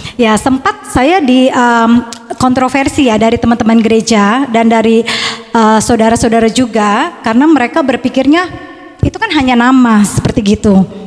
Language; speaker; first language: Indonesian; native; Indonesian